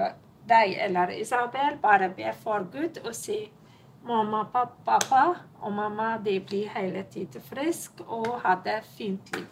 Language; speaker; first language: Norwegian; non-native, learner; Arabic